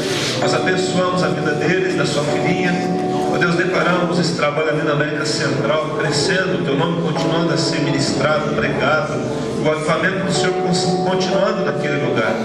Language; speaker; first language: Portuguese; native; Portuguese